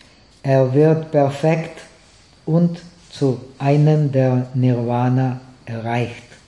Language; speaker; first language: German; non-native, fluent; Czech